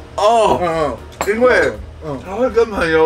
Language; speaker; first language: Chinese; native; Chinese